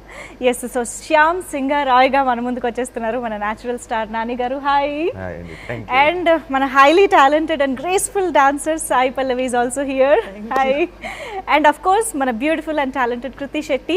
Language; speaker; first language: Telugu; native; Telugu